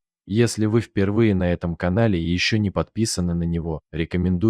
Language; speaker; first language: Russian; native; Russian